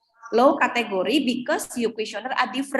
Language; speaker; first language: English; non-native, fluent; Indonesian